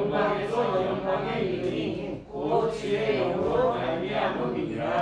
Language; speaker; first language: Korean; native; Korean